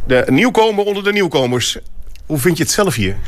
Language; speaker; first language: Dutch; native; Dutch